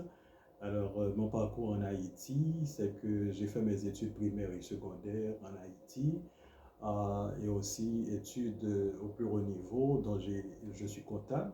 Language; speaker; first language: French; non-native, local second language; Haitian Creole